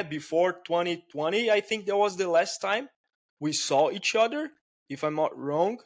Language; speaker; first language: English; non-native, fluent; Portuguese